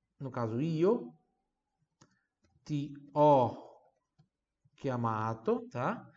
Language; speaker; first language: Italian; non-native, fluent; Portuguese